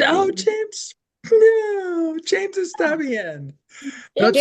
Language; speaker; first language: Spanish; non-native, fluent; English